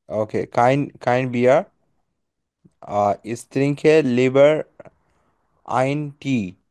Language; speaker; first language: German; non-native, learner; Bangla